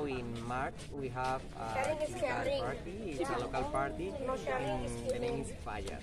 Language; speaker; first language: English; non-native, learner; Spanish